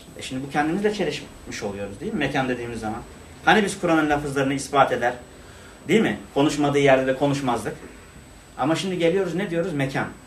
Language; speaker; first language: Turkish; non-native, local second language; Kurdish